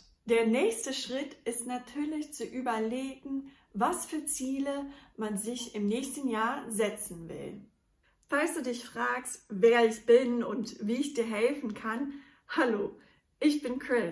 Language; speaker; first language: German; non-native, fluent; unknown